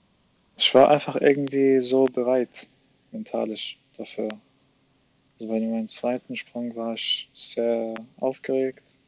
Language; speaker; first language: German; non-native, fluent; Arabic